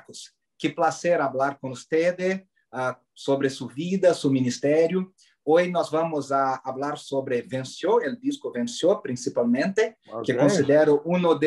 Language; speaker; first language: Spanish; non-native, learner; Portuguese